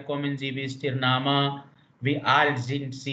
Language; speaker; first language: German; non-native, fluent; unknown